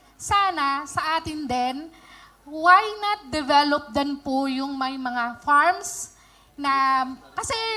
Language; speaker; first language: Filipino; native; Filipino